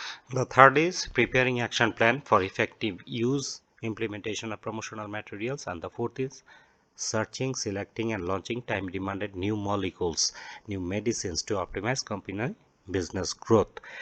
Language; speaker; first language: English; non-native, local second language; Bangla